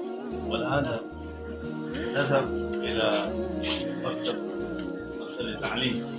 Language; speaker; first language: Arabic; non-native, fluent; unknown